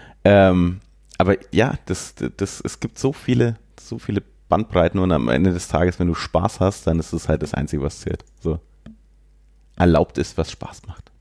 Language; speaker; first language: German; native; German